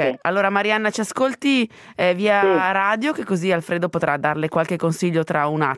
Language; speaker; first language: Italian; native; Italian